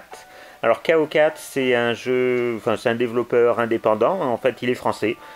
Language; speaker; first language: French; native; French